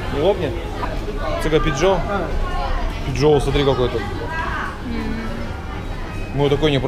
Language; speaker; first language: Russian; native; Russian